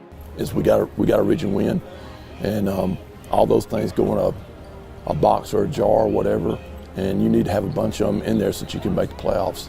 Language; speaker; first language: English; native; English